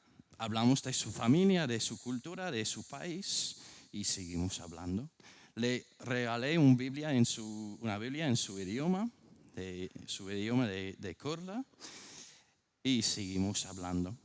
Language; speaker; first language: Spanish; non-native, fluent; English